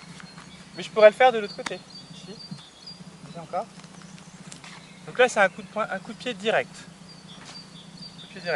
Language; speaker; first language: French; native; French